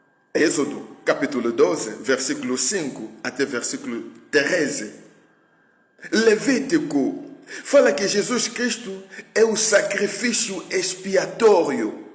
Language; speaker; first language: Portuguese; non-native, fluent; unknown